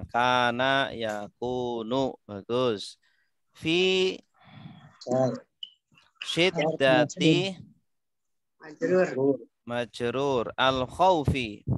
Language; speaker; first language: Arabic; non-native, fluent; Indonesian